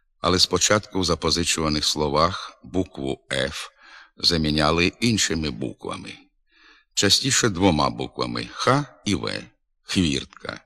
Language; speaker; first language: Ukrainian; native; Ukrainian